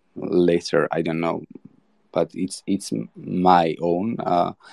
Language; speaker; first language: English; non-native, learner; Georgian